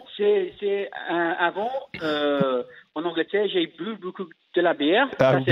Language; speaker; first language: French; non-native, learner; English